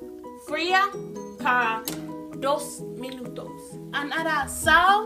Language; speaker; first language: Spanish; non-native, learner; English